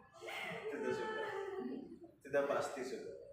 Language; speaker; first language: Indonesian; non-native, fluent; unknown